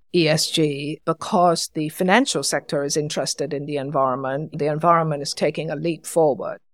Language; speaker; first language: English; non-native, local second language; Cantonese